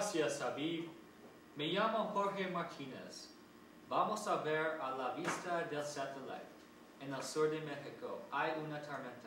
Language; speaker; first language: Spanish; non-native, learner; English